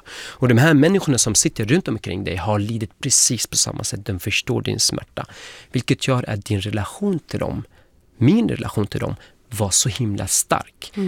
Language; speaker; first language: Swedish; non-native, fluent; Arabic